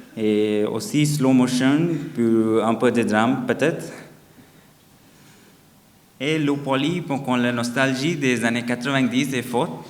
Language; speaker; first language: French; non-native, fluent; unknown